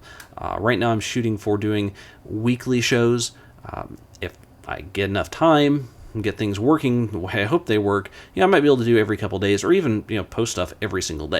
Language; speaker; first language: English; native; English